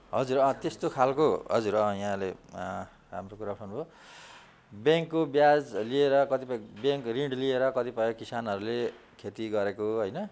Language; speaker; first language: Nepali; native; Nepali